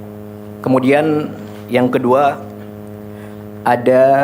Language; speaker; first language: Indonesian; native; Indonesian